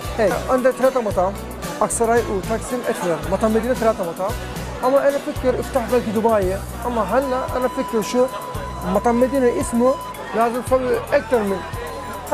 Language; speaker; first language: Arabic; non-native, learner; Turkish